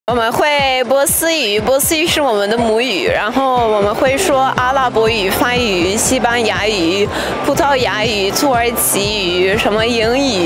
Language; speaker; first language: Chinese; non-native, fluent; Persian